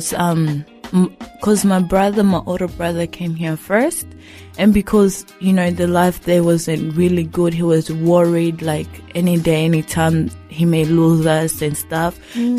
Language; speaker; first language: English; non-native, local second language; Rundi